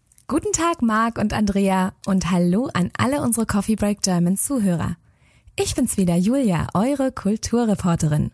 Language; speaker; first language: German; native; German